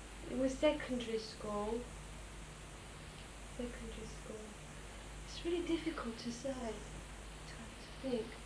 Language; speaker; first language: English; early bilingual, other home language; Greek